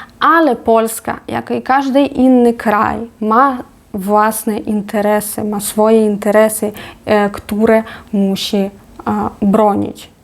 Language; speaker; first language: Polish; non-native, fluent; Ukrainian